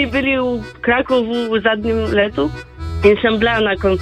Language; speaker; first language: Slovenian; non-native, learner; Polish